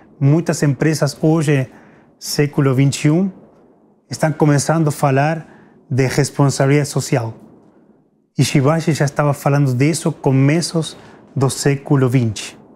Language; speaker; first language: Portuguese; non-native, fluent; Spanish